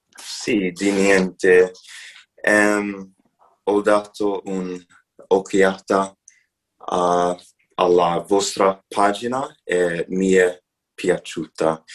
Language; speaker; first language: Italian; non-native, learner; English